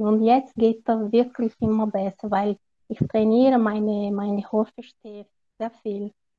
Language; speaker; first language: German; non-native, learner; Portuguese